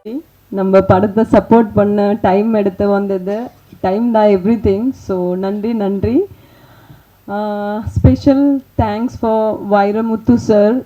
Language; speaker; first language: Tamil; non-native, learner; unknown